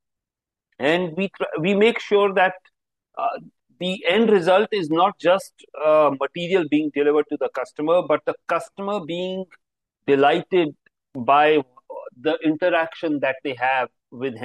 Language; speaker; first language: English; non-native, local second language; Hindi